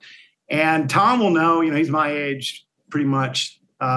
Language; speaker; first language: English; native; English